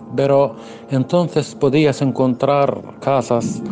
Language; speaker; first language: Spanish; non-native, fluent; Arabic